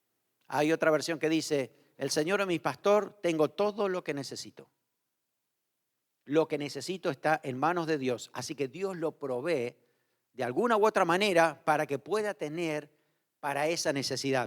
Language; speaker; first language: Spanish; native; Spanish